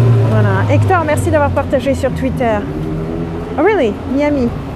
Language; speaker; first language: French; native; French